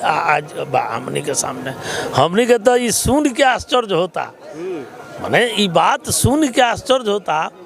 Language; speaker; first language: Bhojpuri; native; Bhojpuri